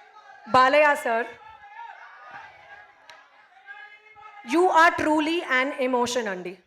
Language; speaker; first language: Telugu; non-native, learner; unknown